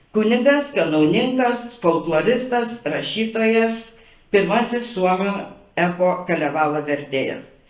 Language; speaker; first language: Lithuanian; native; Lithuanian